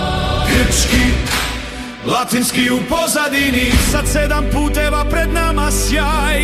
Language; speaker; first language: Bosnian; non-native, local second language; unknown